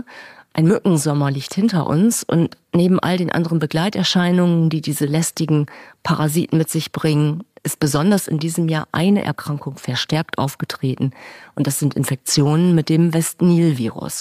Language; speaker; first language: German; native; German